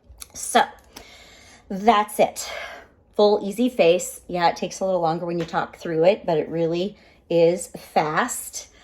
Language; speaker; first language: English; native; English